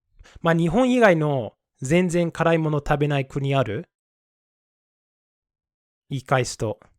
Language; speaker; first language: Japanese; non-native, fluent; English